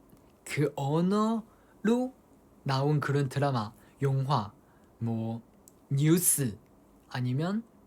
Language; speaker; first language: Korean; non-native, fluent; Chinese